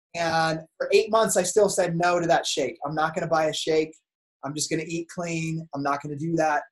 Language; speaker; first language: English; native; English